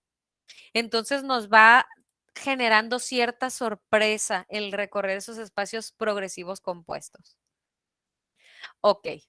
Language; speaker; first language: Spanish; native; Spanish